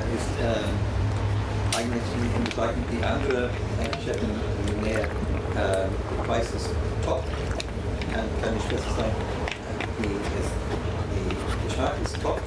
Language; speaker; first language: German; non-native, local second language; Arabic